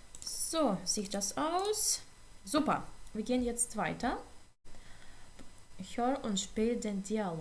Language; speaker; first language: German; non-native, fluent; Ukrainian